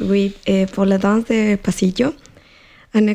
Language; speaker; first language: French; non-native, learner; Spanish